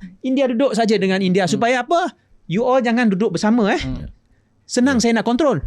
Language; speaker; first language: Malay; non-native, local second language; Chinese